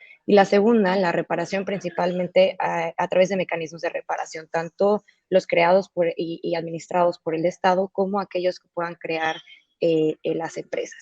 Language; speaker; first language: Spanish; native; Spanish